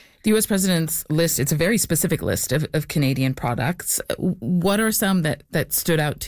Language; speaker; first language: English; native; English